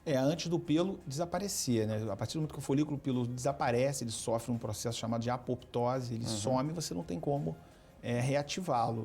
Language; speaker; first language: Portuguese; native; Portuguese